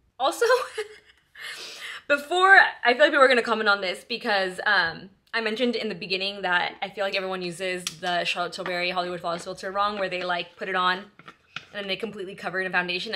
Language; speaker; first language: English; early bilingual, other home language; Spanish